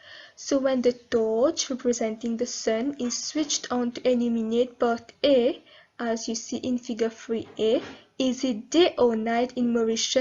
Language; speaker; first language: English; non-native, local second language; Morisyen